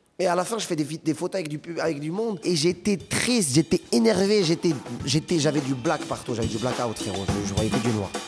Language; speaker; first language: French; non-native, local second language; Arabic